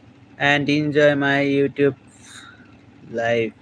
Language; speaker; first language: English; non-native, learner; Bangla